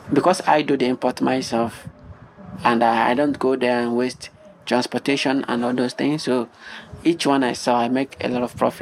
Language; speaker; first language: English; non-native, local second language; Igbo